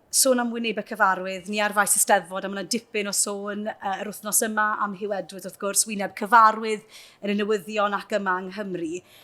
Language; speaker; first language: Welsh; native; Welsh